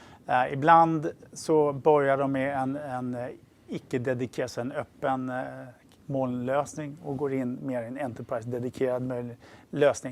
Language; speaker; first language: Swedish; native; Swedish